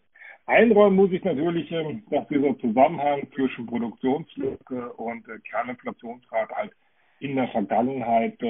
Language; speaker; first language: German; native; German